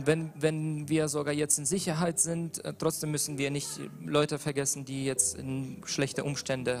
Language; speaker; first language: German; non-native, learner; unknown